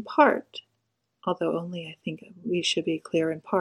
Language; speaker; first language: English; native; English